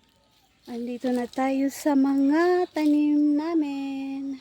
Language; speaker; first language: Filipino; native; Filipino